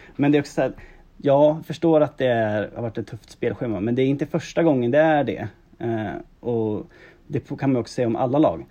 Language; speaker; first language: Swedish; native; Swedish